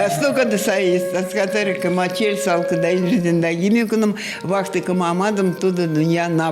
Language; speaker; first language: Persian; non-native, fluent; Russian